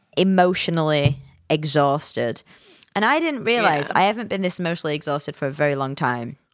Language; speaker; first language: English; native; English